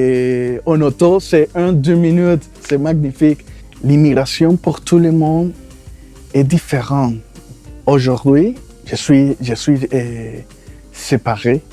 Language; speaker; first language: French; non-native, fluent; Spanish